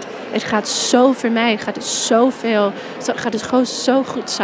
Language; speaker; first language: Dutch; non-native, fluent; English